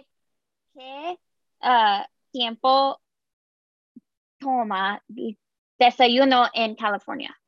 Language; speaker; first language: Spanish; non-native, learner; English